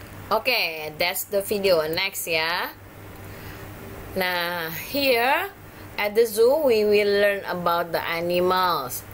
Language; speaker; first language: English; non-native, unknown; Indonesian